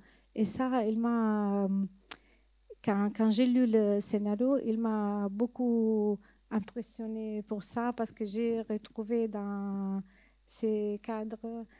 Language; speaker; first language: French; non-native, learner; Italian